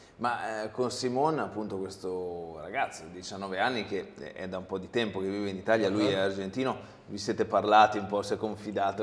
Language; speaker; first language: Italian; native; Italian